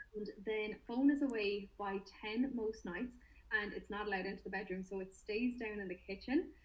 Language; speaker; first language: English; native; English